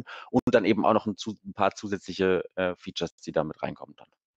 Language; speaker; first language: German; native; German